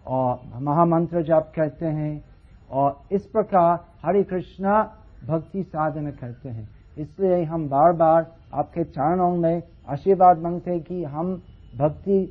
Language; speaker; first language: Hindi; non-native, fluent; English